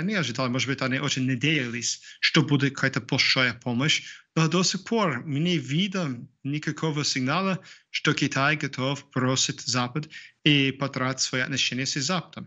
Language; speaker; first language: Russian; non-native, fluent; English